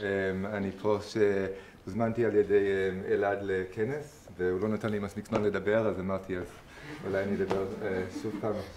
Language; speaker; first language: Hebrew; non-native, fluent; English